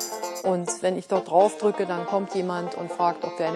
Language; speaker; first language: German; native; German